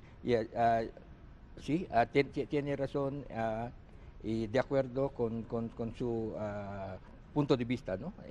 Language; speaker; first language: Spanish; non-native, learner; Filipino